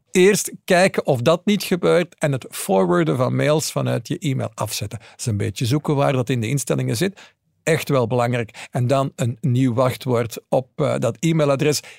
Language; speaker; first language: Dutch; native; Dutch